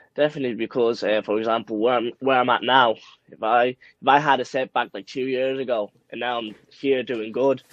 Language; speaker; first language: English; early bilingual, other home language; Spanish